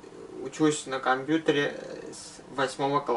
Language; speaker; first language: Russian; early bilingual, other home language; Armenian